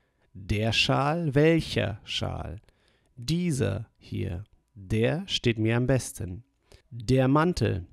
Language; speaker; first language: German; non-native, fluent; English